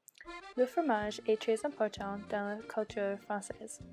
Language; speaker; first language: French; non-native, learner; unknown